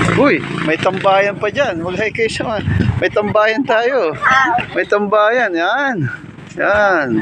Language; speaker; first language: Filipino; non-native, local second language; Cebuano